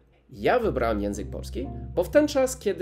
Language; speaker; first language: Polish; non-native, learner; English